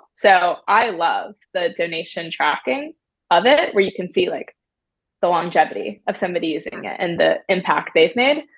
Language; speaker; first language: English; native; English